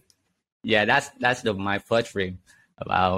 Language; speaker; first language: English; non-native, learner; Vietnamese